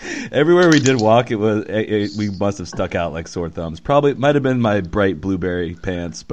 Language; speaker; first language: English; native; English